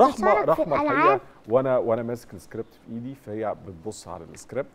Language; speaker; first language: Arabic; native; Arabic